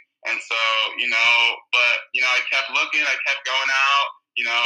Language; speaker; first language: English; native; English